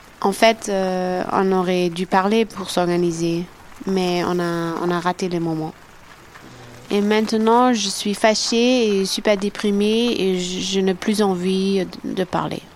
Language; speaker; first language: French; non-native, fluent; German